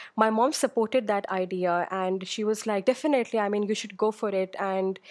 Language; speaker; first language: English; non-native, local second language; Urdu